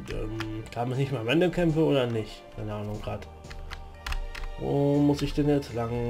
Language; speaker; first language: German; native; German